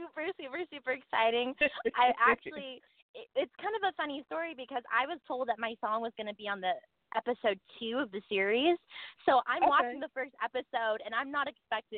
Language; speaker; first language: English; native; English